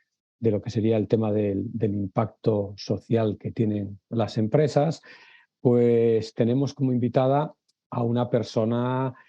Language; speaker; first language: Spanish; native; Spanish